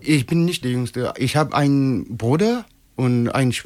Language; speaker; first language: German; non-native, fluent; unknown